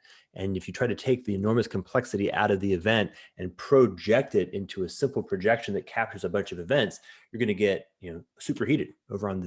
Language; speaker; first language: English; native; English